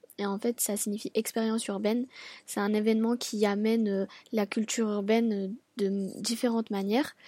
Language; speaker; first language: French; native; French